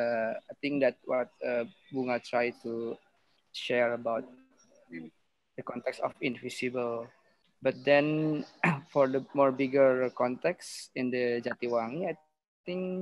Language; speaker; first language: English; non-native, learner; Indonesian